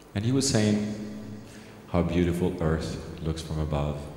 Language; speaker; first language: English; non-native, fluent; Greek